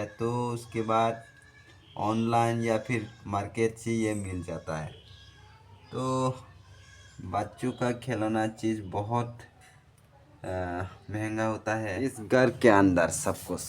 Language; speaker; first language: Hindi; non-native, local second language; Kok Borok